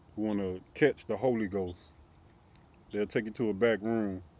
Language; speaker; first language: English; native; English